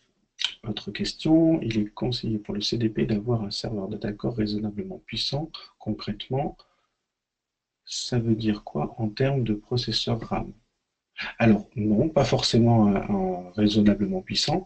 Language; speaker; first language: French; native; French